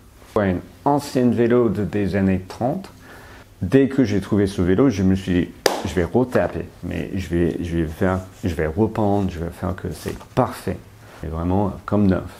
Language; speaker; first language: French; non-native, fluent; English